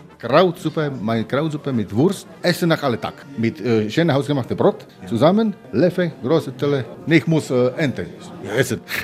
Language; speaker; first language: German; non-native, learner; Czech